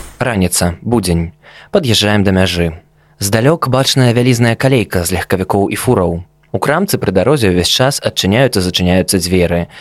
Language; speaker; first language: Belarusian; native; Belarusian